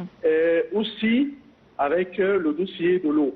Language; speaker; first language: French; non-native, fluent; Arabic